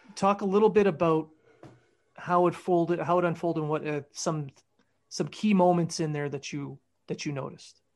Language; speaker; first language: English; native; English